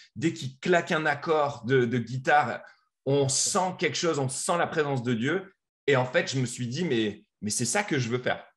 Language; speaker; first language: French; native; French